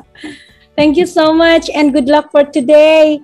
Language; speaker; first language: English; non-native, local second language; Indonesian